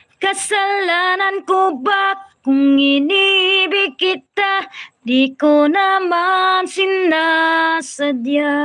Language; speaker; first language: Filipino; non-native, local second language; Cebuano